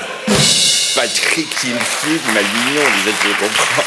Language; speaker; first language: French; native; French